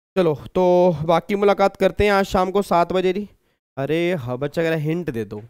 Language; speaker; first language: Hindi; native; Hindi